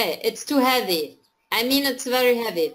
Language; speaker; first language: English; non-native, fluent; German